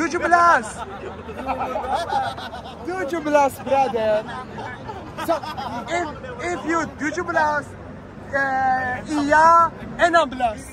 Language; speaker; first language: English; non-native, fluent; Persian